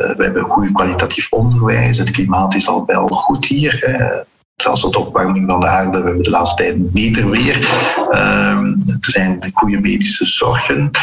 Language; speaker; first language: Dutch; early bilingual, heritage; Dutch